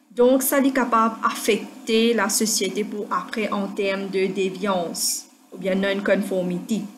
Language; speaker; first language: French; non-native, local second language; Morisyen